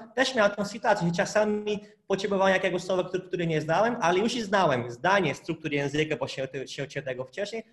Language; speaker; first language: Polish; non-native, fluent; Portuguese